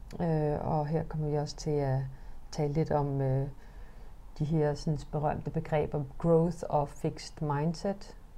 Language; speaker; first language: Danish; early bilingual, other home language; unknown